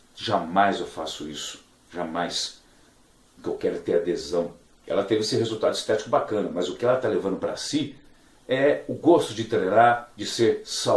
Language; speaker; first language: Portuguese; native; Portuguese